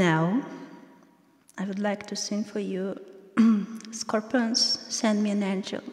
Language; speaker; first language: English; non-native, learner; Russian